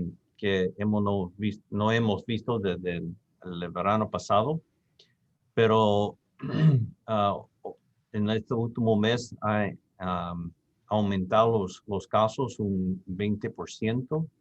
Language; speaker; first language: Spanish; non-native, fluent; English